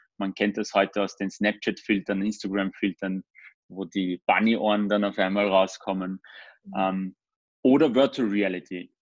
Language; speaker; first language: German; early bilingual, other home language; Armenian